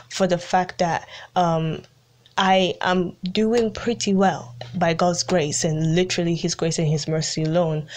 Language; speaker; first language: English; early bilingual, other home language; Italian